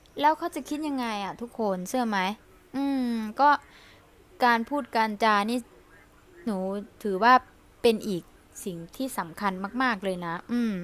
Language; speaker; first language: Thai; early bilingual, other home language; Lao